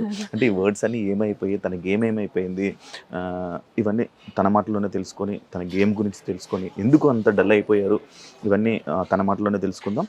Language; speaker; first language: Telugu; native; Telugu